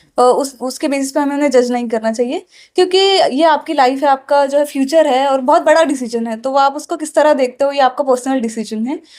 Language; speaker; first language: Hindi; non-native, local second language; Urdu